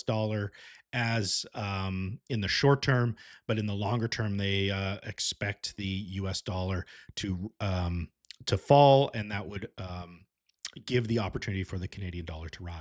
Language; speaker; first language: English; native; English